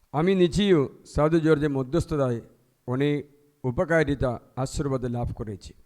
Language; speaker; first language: Bangla; non-native, fluent; Malayalam